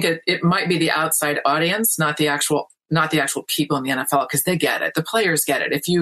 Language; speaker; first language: English; native; English